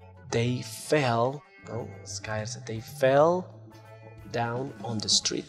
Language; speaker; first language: English; non-native, fluent; Spanish